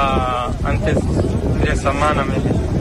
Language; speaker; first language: Spanish; non-native, learner; Arabic